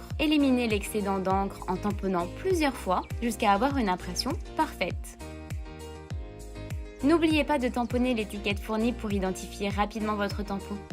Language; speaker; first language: French; native; French